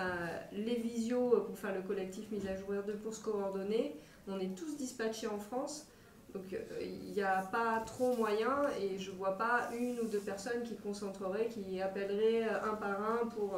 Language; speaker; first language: French; native; French